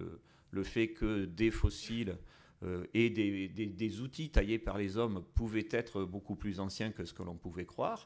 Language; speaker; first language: French; native; French